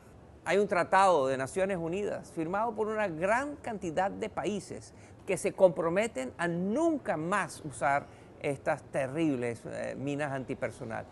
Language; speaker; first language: Spanish; native; Spanish